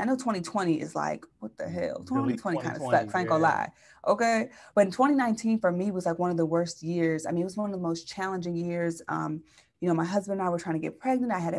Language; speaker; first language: English; native; English